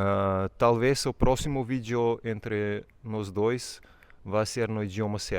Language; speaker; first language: Portuguese; non-native, fluent; Serbian